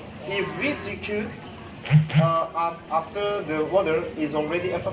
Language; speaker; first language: English; non-native, learner; Indonesian